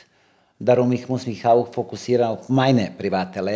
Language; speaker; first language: German; non-native, learner; Serbian